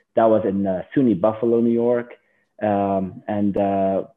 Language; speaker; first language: English; non-native, fluent; Arabic